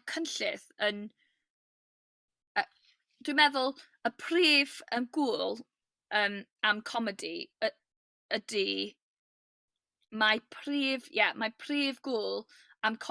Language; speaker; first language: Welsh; non-native, local second language; English